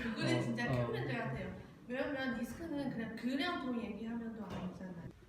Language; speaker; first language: Korean; non-native, learner; Chinese